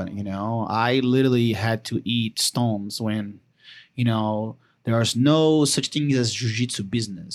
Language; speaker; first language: English; non-native, fluent; Portuguese